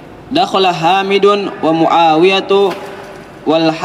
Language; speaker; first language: Arabic; non-native, learner; Indonesian